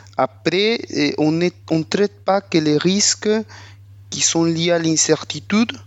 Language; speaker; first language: French; non-native, fluent; Spanish